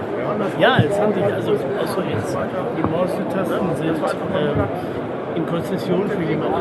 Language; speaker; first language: German; native; German